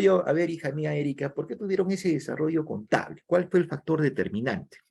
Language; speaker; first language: Spanish; native; Spanish